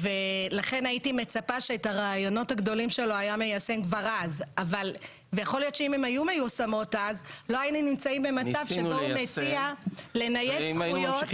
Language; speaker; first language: Hebrew; native; Hebrew